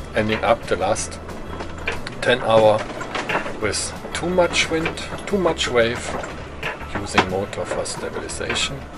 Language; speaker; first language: English; non-native, fluent; German